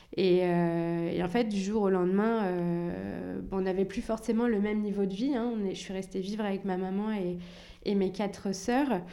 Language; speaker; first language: French; early bilingual, other home language; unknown